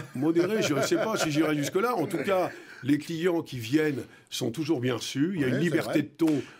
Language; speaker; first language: French; native; French